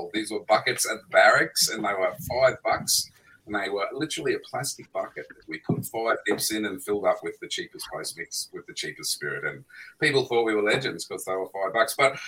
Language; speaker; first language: English; native; English